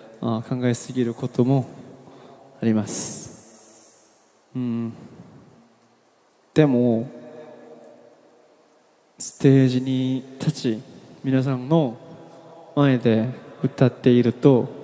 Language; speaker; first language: Japanese; non-native, learner; Korean